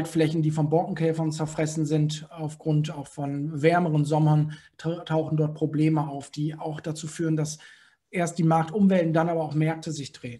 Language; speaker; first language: German; native; German